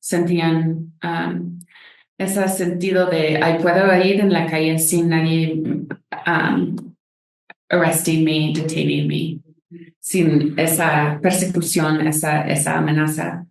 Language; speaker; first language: Spanish; non-native, fluent; English